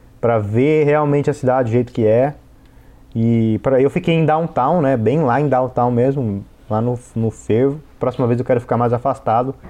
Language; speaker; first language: Portuguese; native; Portuguese